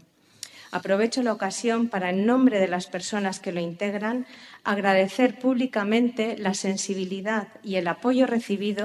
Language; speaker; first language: Spanish; native; Spanish